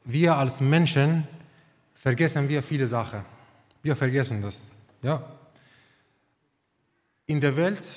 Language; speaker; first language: German; non-native, fluent; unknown